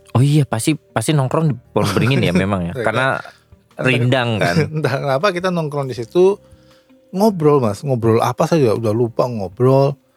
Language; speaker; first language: Indonesian; native; Indonesian